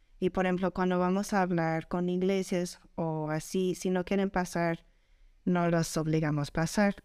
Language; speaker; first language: Spanish; non-native, fluent; English